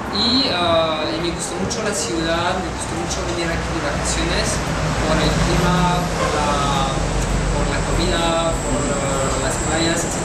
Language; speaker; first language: Spanish; non-native, fluent; French